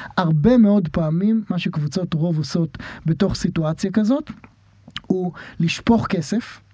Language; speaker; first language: Hebrew; native; Hebrew